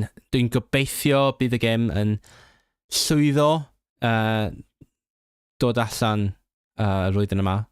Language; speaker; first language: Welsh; non-native, learner; Cantonese